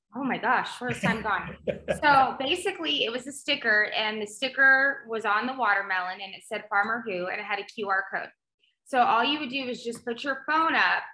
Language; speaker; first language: English; native; English